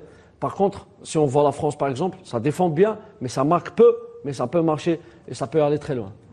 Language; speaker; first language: French; non-native, local second language; Arabic